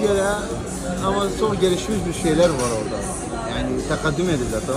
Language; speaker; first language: Turkish; non-native, learner; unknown